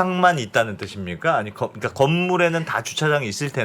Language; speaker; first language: Korean; native; Korean